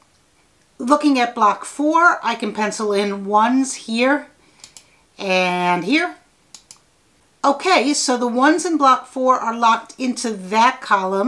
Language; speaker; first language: English; native; English